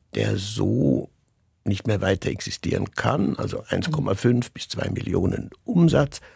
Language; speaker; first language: German; native; German